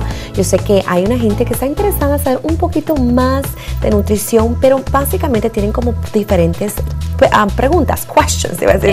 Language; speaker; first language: Spanish; native; Spanish